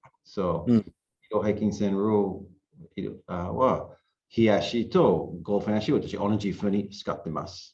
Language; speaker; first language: Japanese; non-native, learner; English